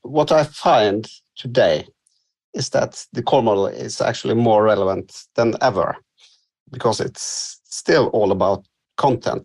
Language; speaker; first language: English; non-native, fluent; Norwegian